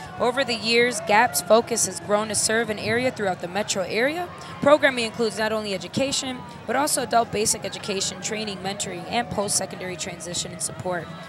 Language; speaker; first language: English; early bilingual, other home language; Spanish